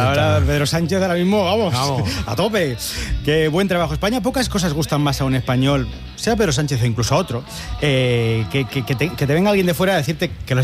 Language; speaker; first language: Spanish; native; Spanish